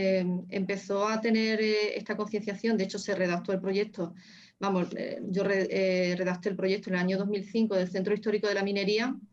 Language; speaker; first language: Spanish; native; Spanish